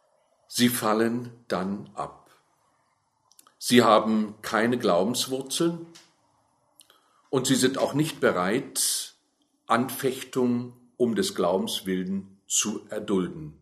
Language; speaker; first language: German; native; German